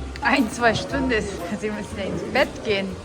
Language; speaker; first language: German; non-native, fluent; Korean